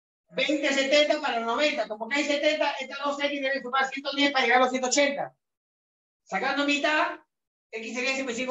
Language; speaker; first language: Spanish; native; Spanish